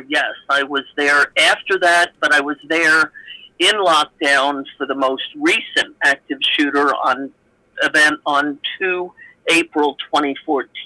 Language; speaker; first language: English; native; English